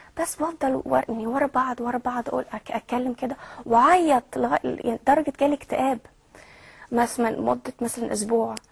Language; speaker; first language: Arabic; early bilingual, heritage; Arabic